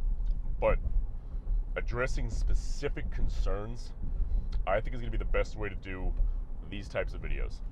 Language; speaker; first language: English; native; English